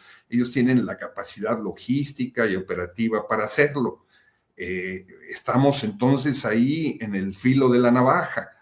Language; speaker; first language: Spanish; native; Spanish